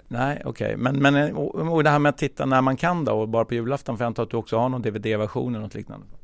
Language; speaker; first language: Swedish; native; Swedish